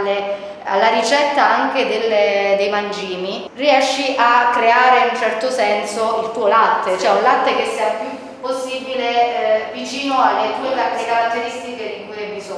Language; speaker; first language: Italian; native; Italian